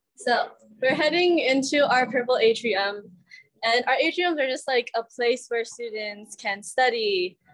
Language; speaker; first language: English; native; English